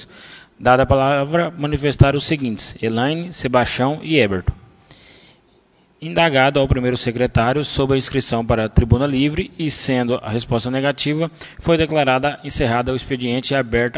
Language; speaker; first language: Portuguese; native; Portuguese